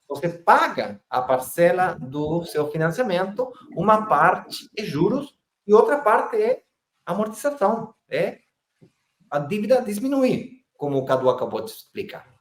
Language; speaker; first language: Portuguese; non-native, fluent; Spanish